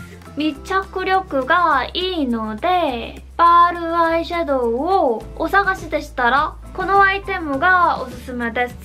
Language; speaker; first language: Japanese; non-native, fluent; Korean